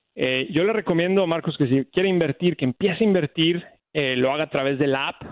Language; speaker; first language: Spanish; native; Spanish